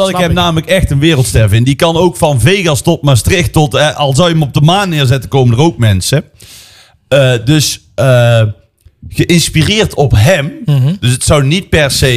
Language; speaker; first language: Dutch; native; Dutch